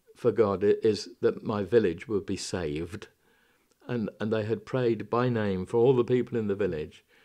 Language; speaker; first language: English; native; English